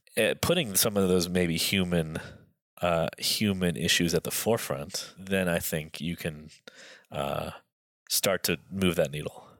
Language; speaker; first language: English; native; English